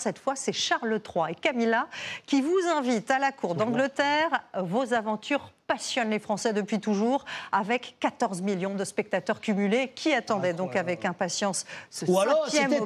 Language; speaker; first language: French; native; French